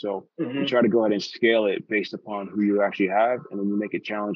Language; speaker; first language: English; native; English